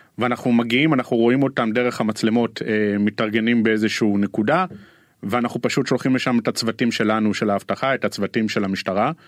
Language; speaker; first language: Hebrew; native; Hebrew